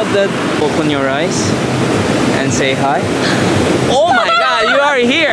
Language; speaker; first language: English; non-native, learner; Turkish